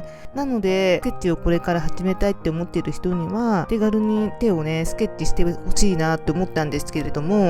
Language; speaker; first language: Japanese; native; Japanese